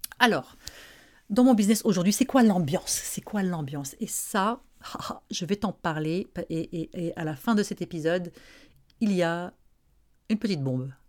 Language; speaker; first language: French; non-native, local second language; Arabic